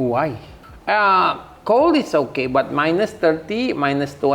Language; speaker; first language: English; non-native, fluent; Indonesian